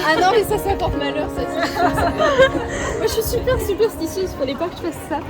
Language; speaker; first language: French; native; French